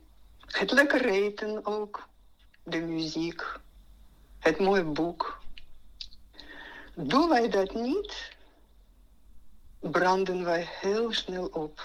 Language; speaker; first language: Dutch; non-native, fluent; Russian